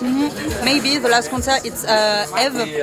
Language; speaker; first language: English; non-native, learner; French